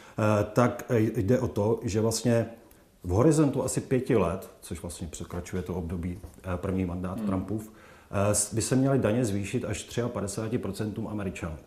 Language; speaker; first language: Czech; native; Czech